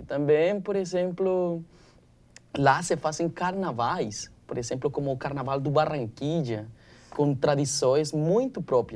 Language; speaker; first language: Portuguese; non-native, learner; Spanish